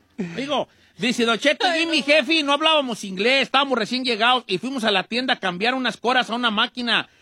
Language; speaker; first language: Spanish; native; Spanish